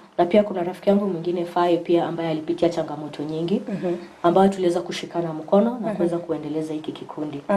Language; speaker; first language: Swahili; non-native, local second language; Gusii